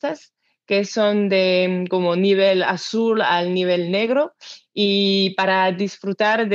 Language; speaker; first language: Spanish; non-native, learner; French